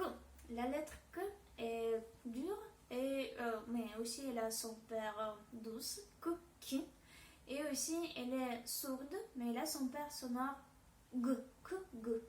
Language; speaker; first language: French; non-native, fluent; Russian